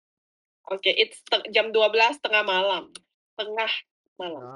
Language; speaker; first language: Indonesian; non-native, fluent; English